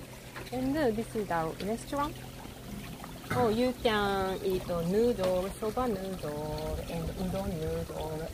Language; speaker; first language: English; non-native, learner; Japanese